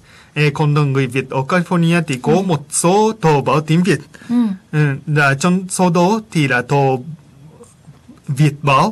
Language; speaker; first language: Vietnamese; non-native, fluent; Japanese